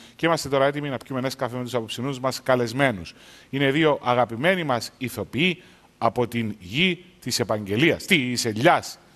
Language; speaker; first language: Greek; native; Greek